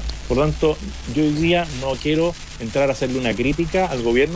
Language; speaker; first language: Spanish; native; Spanish